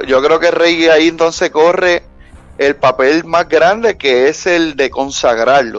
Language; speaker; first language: Spanish; native; Spanish